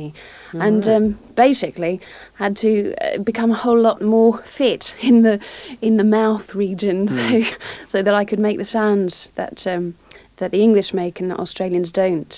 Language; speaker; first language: English; native; English